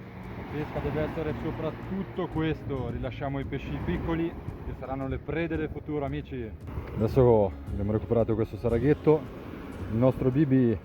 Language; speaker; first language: Italian; native; Italian